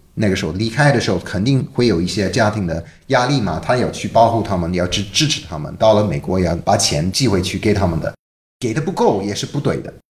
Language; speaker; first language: Chinese; non-native, fluent; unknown